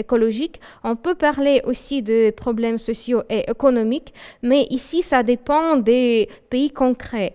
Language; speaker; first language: French; non-native, fluent; Russian